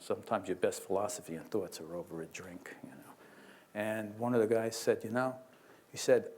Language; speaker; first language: English; native; English